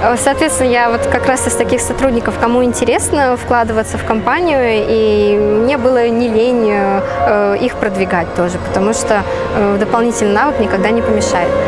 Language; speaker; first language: Russian; native; Russian